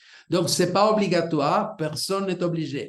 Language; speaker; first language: French; non-native, fluent; Spanish